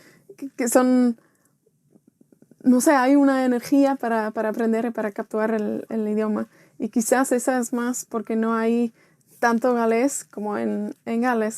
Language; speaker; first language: Spanish; non-native, fluent; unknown